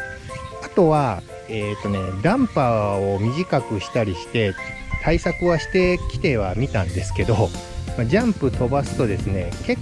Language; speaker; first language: Japanese; native; Japanese